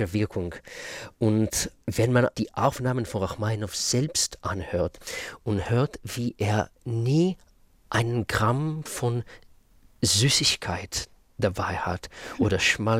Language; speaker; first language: German; non-native, fluent; Russian